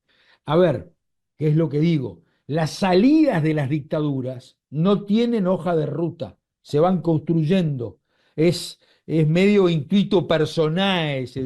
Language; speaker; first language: Spanish; native; Spanish